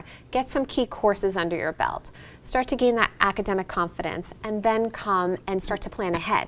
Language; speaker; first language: English; native; English